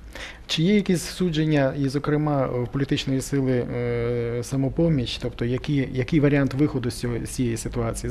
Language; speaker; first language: Ukrainian; native; Ukrainian